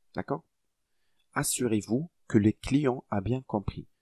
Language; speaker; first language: French; non-native, local second language; Arabic